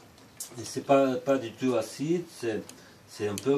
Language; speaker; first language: French; non-native, fluent; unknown